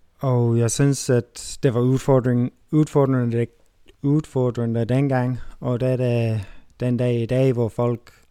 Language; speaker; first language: Danish; non-native, fluent; English